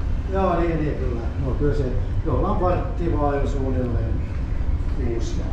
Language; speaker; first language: Finnish; native; Finnish